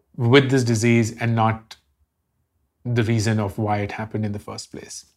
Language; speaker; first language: English; non-native, local second language; Hindi